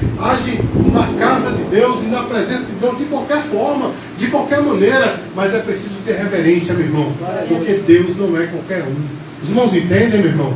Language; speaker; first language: Portuguese; native; Portuguese